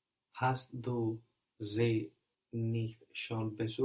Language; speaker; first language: German; non-native, learner; English